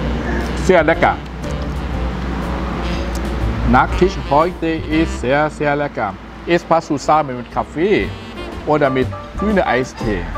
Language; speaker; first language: German; non-native, learner; Thai